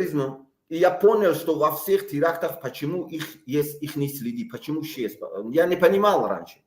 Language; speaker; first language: Russian; non-native, local second language; Tajik